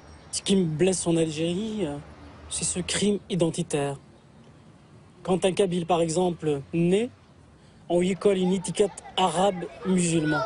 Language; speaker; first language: French; non-native, local second language; Kabyle